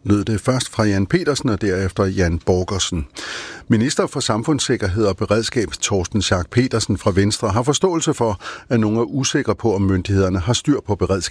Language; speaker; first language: Danish; native; Danish